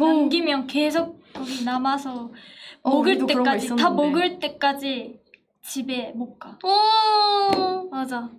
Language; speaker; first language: Korean; non-native, fluent; Japanese